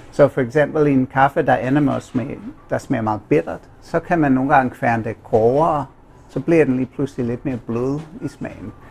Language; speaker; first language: Danish; non-native, fluent; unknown